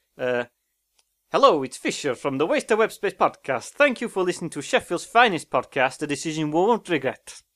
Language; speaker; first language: English; native; English